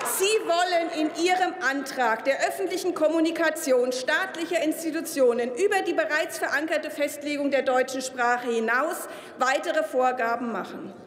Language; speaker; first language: German; native; German